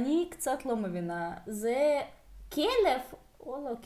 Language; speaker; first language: Hebrew; non-native, fluent; Russian